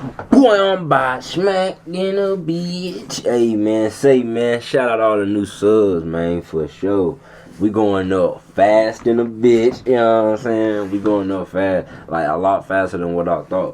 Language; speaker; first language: English; native; English